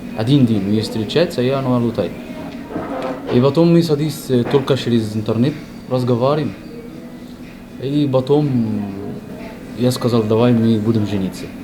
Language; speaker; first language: Russian; non-native, learner; Arabic